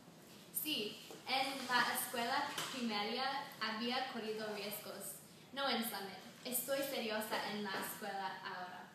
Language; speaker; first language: Spanish; non-native, learner; English